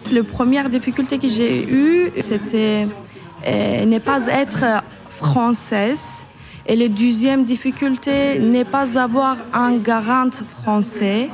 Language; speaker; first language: French; non-native, fluent; Turkish